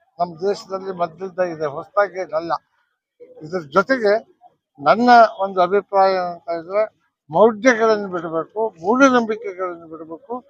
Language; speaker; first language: Kannada; non-native, local second language; Lambadi